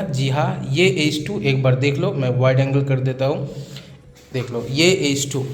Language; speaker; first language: Hindi; non-native, local second language; Bangla